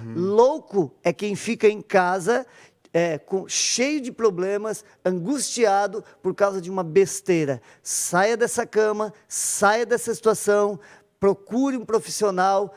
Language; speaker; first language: Portuguese; native; Portuguese